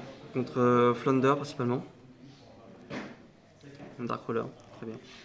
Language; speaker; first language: French; native; French